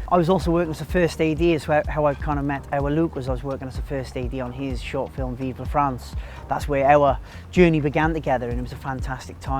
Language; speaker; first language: English; native; English